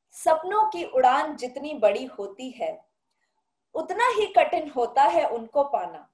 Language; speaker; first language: English; non-native, local second language; Punjabi